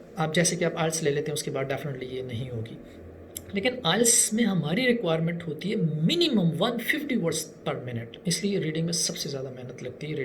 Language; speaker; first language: Urdu; non-native, local second language; Punjabi